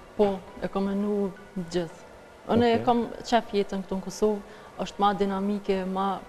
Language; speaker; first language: Albanian; early bilingual, heritage; Albanian